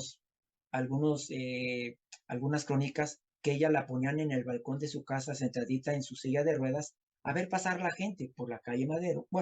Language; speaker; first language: Spanish; native; Spanish